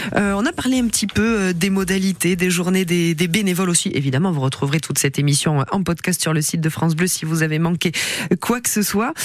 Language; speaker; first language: French; native; French